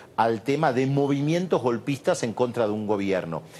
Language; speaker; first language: Spanish; native; Spanish